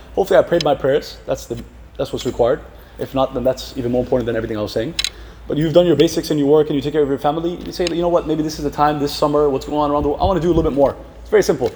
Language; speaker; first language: English; native; English